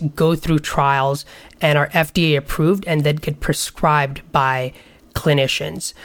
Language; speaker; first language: English; non-native, local second language; Bangla